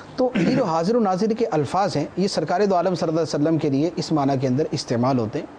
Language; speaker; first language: Urdu; native; Urdu